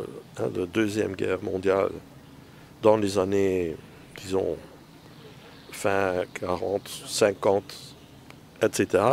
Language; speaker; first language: French; non-native, fluent; Dutch